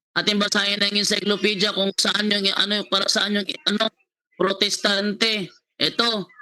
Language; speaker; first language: Filipino; non-native, local second language; Cebuano